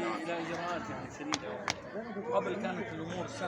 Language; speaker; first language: Arabic; native; Arabic